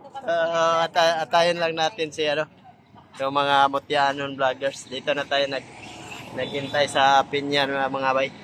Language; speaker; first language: Filipino; non-native, local second language; Hiligaynon